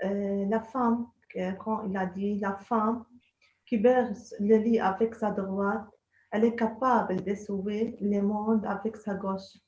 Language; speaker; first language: French; non-native, local second language; Arabic